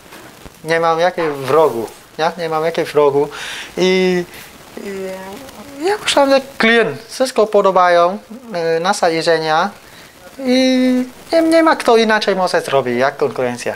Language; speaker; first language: Polish; non-native, learner; Vietnamese